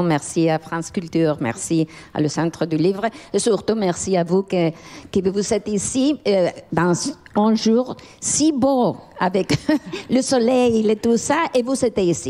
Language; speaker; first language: French; non-native, learner; Spanish